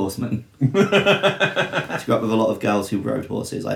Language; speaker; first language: English; native; English